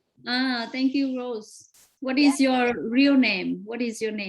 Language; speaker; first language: English; non-native, fluent; Vietnamese